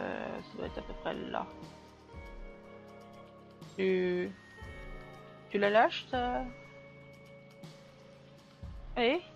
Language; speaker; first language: French; native; French